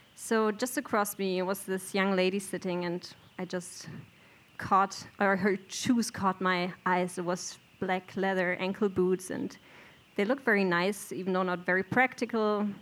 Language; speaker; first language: English; non-native, fluent; German